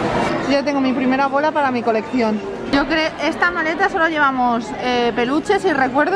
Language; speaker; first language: Spanish; native; Spanish